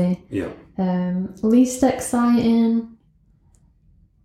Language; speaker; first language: English; native; English